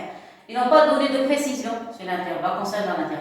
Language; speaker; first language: French; non-native, local second language; Arabic